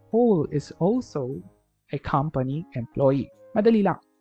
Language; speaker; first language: English; non-native, local second language; Filipino